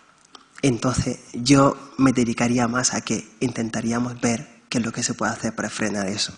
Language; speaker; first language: Spanish; non-native, fluent; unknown